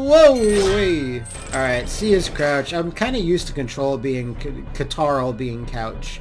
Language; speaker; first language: English; native; English